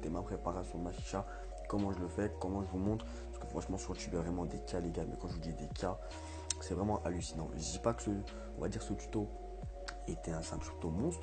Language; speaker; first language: French; native; French